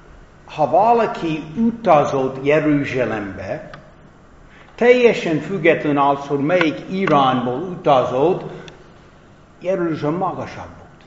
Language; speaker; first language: Hungarian; non-native, fluent; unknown